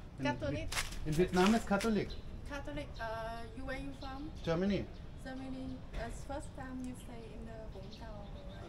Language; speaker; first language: English; non-native, learner; German